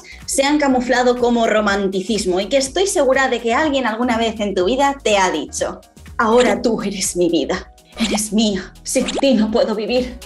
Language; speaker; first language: Spanish; native; Spanish